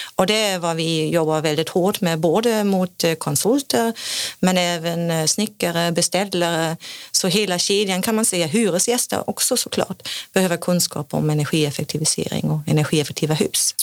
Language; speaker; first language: Swedish; non-native, fluent; German